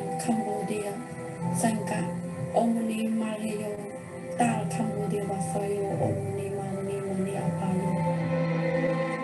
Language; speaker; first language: Korean; non-native, learner; Khmer